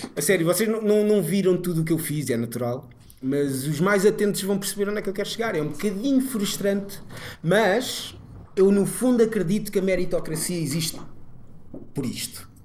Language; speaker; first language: Portuguese; early bilingual, other home language; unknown